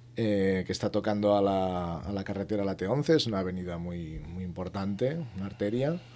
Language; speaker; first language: Spanish; native; Spanish